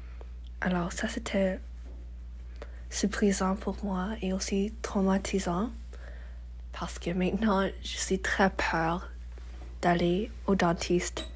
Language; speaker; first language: French; non-native, learner; English